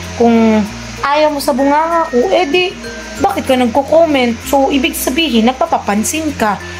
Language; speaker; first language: Filipino; non-native, local second language; Cebuano